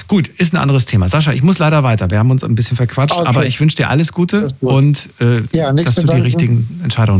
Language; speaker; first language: German; native; German